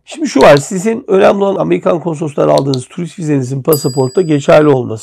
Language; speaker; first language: Turkish; native; Turkish